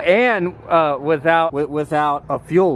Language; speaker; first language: English; native; English